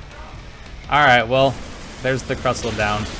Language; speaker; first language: English; native; English